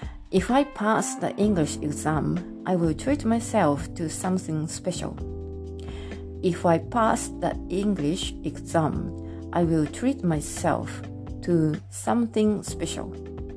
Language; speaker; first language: English; non-native, fluent; Japanese